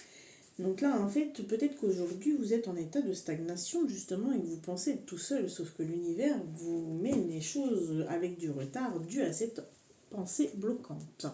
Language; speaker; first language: French; native; French